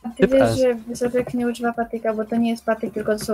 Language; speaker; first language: Polish; native; Polish